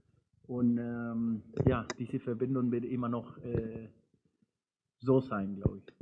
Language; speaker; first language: German; non-native, fluent; Spanish